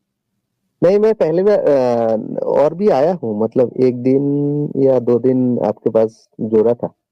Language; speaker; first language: Hindi; non-native, local second language; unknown